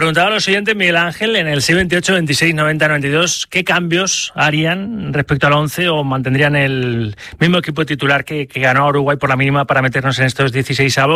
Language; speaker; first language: Spanish; native; Spanish